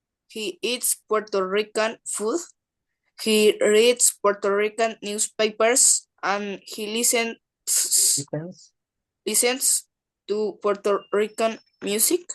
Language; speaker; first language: English; non-native, learner; Spanish